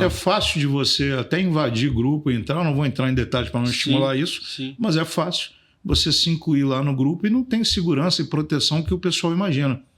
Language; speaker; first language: Portuguese; native; Portuguese